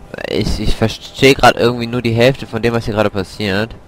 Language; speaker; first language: German; native; German